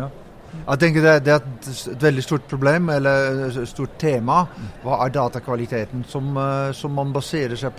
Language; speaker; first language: Norwegian; non-native, fluent; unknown